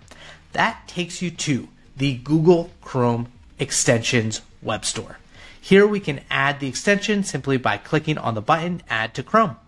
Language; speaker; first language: English; native; English